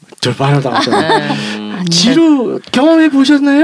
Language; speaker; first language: Korean; native; Korean